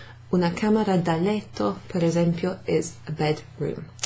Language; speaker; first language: Italian; non-native, fluent; English